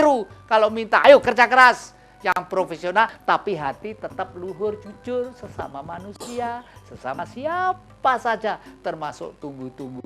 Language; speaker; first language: Indonesian; native; Indonesian